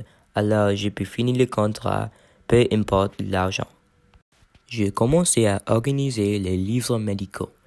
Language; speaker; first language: French; non-native, learner; English